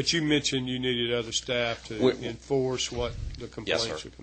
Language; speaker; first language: English; native; English